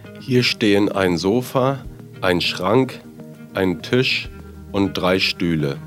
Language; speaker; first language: German; non-native, learner; Russian